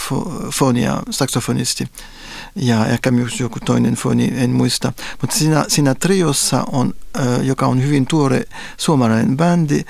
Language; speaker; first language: Finnish; non-native, fluent; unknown